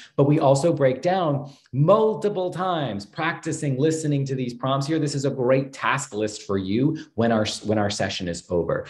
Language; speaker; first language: English; native; English